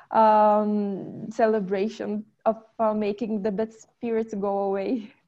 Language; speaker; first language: English; non-native, fluent; Bulgarian